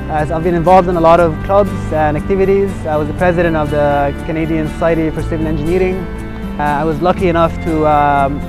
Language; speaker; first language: English; non-native, fluent; Arabic